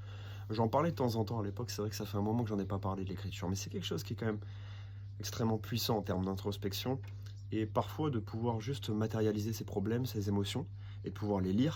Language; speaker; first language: French; native; French